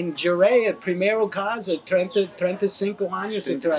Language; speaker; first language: Portuguese; non-native, learner; English